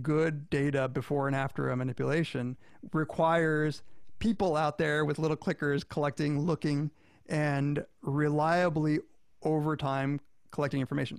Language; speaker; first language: English; native; English